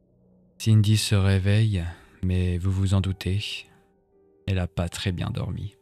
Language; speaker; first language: French; native; French